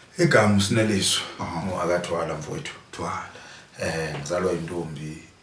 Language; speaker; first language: Zulu; native; Zulu